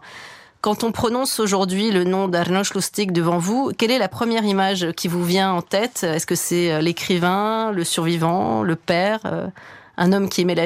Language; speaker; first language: French; native; French